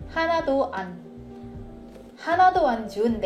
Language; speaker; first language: Korean; non-native, fluent; Indonesian